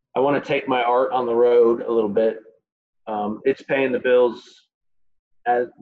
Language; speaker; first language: English; native; English